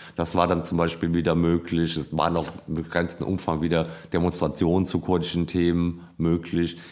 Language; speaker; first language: German; native; German